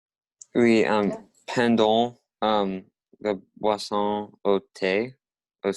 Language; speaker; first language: French; non-native, learner; English